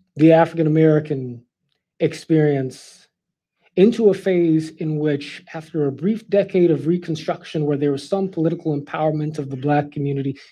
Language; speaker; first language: English; native; English